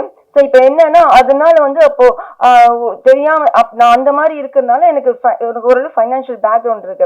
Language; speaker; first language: Tamil; early bilingual, heritage; Tamil